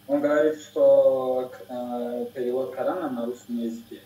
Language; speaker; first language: Russian; non-native, fluent; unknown